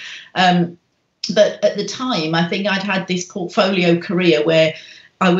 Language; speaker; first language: English; native; English